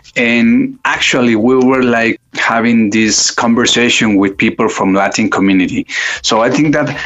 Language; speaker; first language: English; non-native, fluent; Spanish